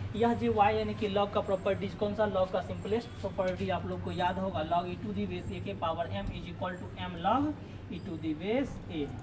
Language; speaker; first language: Hindi; native; Hindi